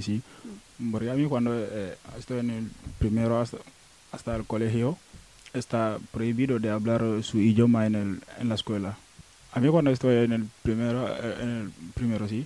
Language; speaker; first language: Spanish; non-native, learner; Wolof